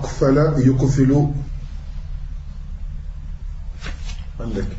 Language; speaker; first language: Arabic; non-native, fluent; French